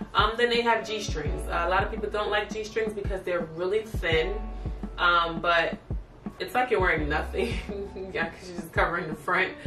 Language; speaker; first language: English; native; English